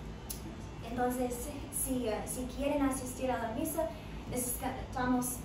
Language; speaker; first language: Spanish; non-native, learner; English